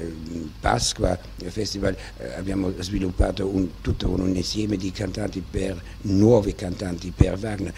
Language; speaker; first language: Italian; non-native, fluent; German